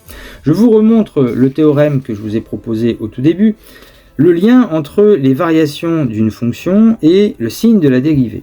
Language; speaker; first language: French; native; French